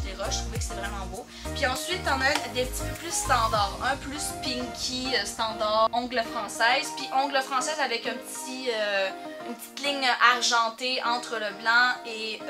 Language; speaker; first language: French; native; French